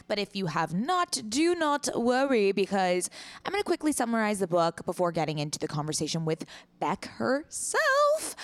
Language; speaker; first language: English; native; English